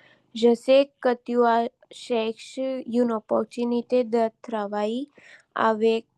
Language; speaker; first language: French; non-native, learner; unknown